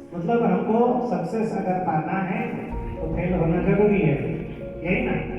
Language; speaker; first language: Hindi; non-native, local second language; Marathi